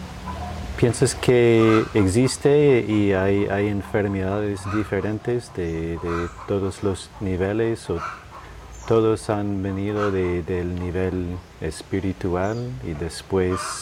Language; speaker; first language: Spanish; non-native, fluent; English